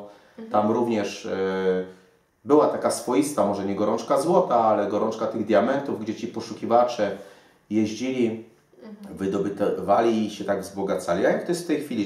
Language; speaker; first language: Polish; native; Polish